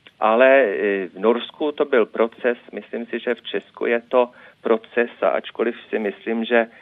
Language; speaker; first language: Czech; non-native, fluent; Norwegian